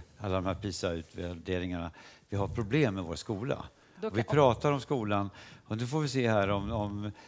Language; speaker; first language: Swedish; native; Swedish